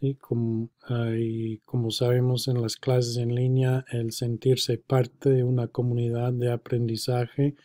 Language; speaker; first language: Spanish; non-native, fluent; English